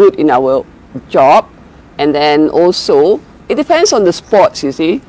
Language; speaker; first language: English; non-native, local second language; Malay